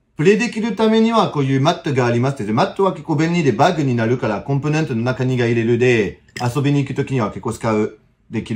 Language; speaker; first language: Japanese; non-native, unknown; French